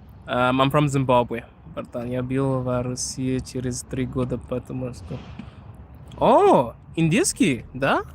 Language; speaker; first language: Russian; non-native, learner; Shona